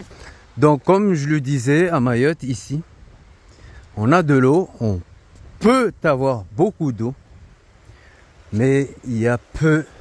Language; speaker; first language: French; non-native, local second language; Comorian